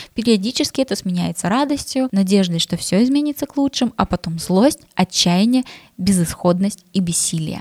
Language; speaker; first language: Russian; native; Russian